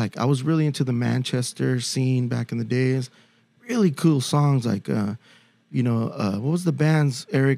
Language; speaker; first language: English; early bilingual, other home language; Spanish